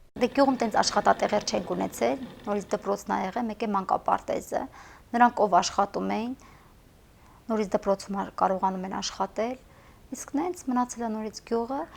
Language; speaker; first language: Armenian; native; Armenian